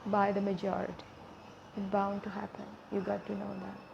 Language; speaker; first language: English; non-native, local second language; Sinhala